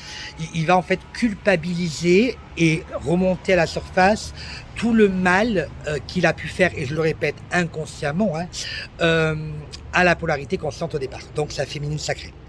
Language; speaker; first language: French; native; French